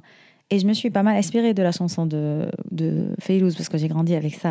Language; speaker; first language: French; non-native, fluent; Arabic